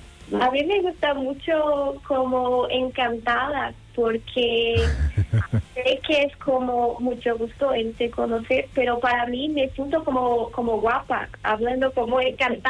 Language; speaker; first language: Spanish; non-native, learner; Portuguese